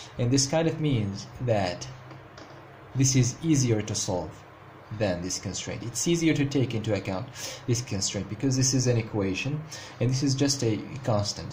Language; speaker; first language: English; non-native, fluent; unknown